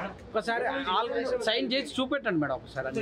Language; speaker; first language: Telugu; native; Telugu